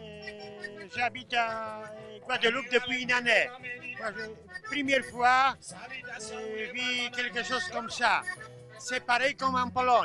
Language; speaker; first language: French; non-native, learner; Polish